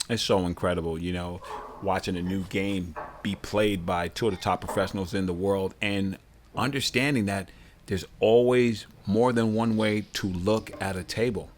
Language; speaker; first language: English; native; English